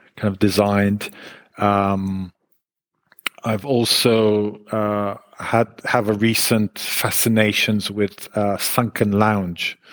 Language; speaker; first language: English; non-native, fluent; Hebrew